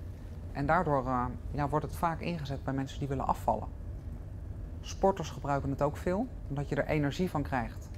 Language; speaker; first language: Dutch; native; Dutch